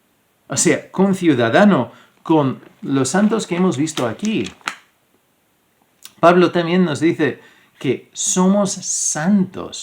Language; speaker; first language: Spanish; non-native, fluent; English